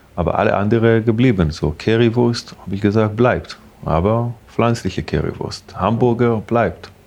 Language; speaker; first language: German; non-native, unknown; Hebrew